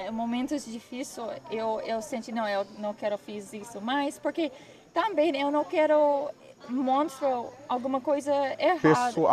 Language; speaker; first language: Portuguese; non-native, learner; English